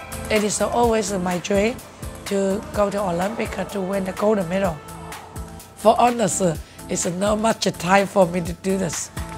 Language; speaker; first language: English; non-native, learner; Chinese